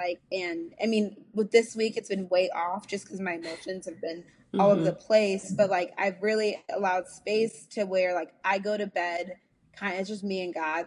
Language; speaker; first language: English; native; English